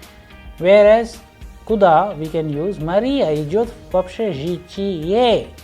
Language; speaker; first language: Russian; non-native, fluent; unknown